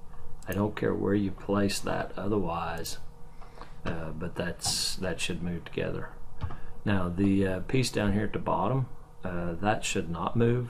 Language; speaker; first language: English; native; English